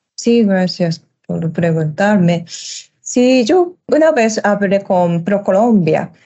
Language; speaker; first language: Spanish; non-native, learner; Japanese